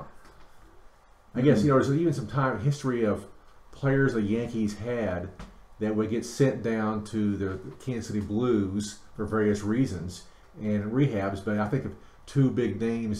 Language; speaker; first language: English; native; English